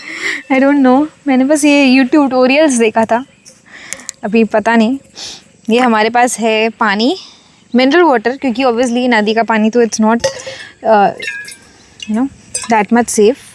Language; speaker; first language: Hindi; native; Hindi